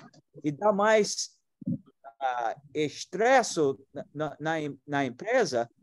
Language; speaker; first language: Portuguese; non-native, fluent; English